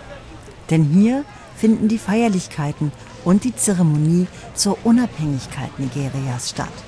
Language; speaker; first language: German; native; German